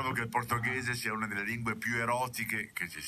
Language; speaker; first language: Italian; native; Italian